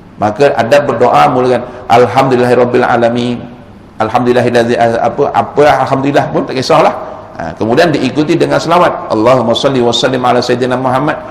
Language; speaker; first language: Malay; native; Malay